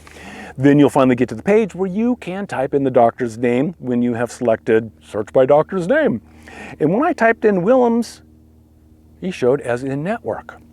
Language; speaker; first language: English; native; English